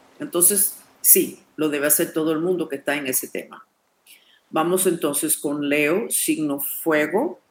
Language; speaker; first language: Spanish; non-native, fluent; English